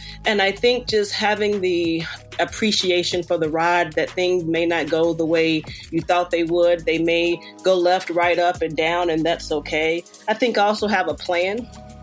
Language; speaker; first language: English; native; English